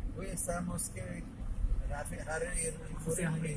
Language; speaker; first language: French; non-native, local second language; Arabic